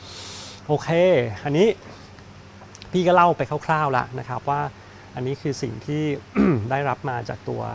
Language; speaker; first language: Thai; native; Thai